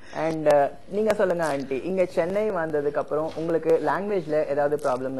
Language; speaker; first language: Tamil; native; Tamil